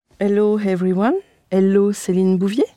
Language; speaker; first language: English; non-native, learner; French